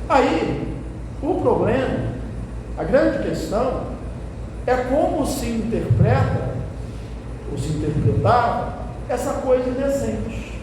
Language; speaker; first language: Portuguese; native; Portuguese